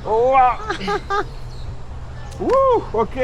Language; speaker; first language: English; non-native, learner; French